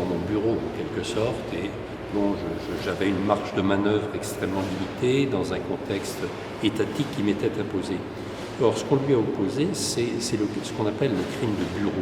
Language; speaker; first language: French; native; French